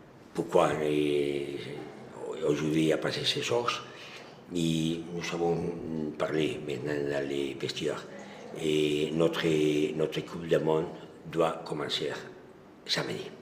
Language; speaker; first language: French; non-native, learner; Spanish